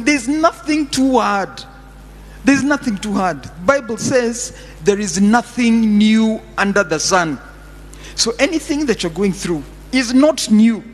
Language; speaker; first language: English; non-native, local second language; Swahili